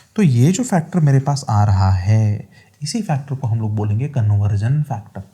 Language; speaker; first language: Hindi; non-native, local second language; Marathi